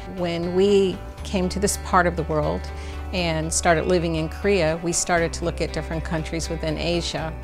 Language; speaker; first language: English; native; English